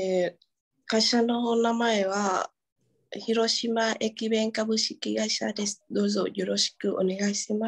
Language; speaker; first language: Japanese; non-native, learner; Vietnamese